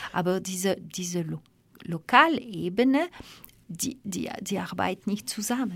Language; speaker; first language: German; non-native, fluent; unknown